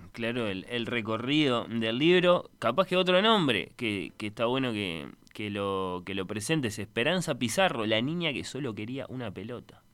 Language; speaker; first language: Spanish; native; Spanish